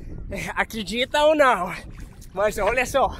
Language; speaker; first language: Portuguese; non-native, fluent; Swedish